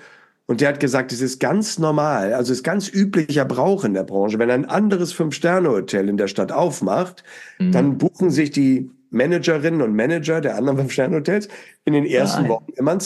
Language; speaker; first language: German; native; German